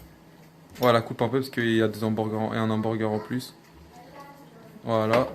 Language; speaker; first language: French; native; French